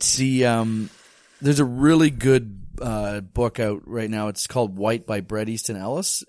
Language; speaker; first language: English; native; English